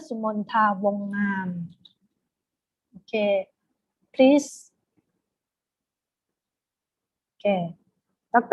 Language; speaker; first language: English; non-native, fluent; Thai